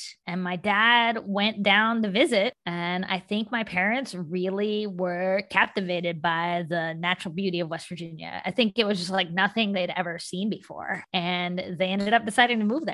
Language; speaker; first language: English; native; English